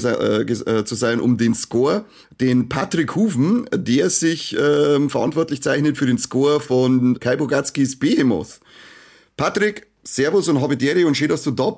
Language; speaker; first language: German; native; German